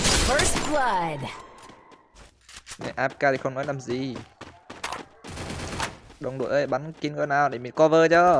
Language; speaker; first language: Vietnamese; native; Vietnamese